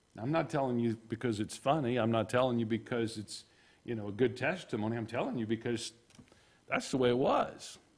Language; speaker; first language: English; native; English